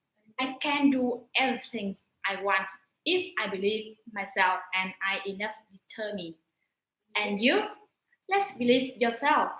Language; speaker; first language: English; non-native, learner; Vietnamese